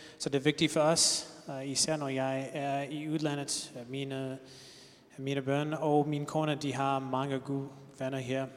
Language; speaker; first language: Danish; non-native, learner; English